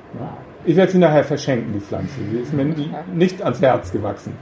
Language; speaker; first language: German; native; German